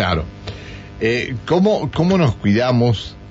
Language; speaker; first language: Spanish; native; Spanish